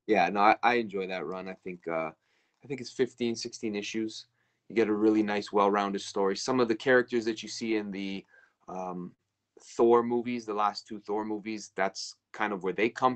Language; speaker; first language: English; native; English